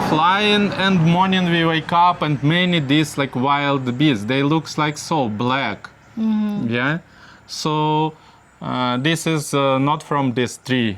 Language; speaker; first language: English; non-native, learner; Russian